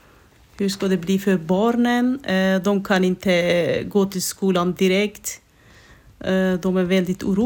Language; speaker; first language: Swedish; non-native, fluent; Turkish